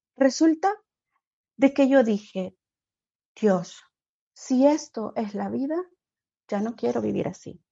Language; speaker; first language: Spanish; native; Spanish